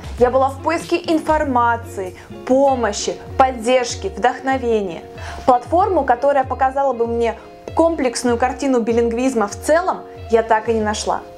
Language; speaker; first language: Russian; native; Russian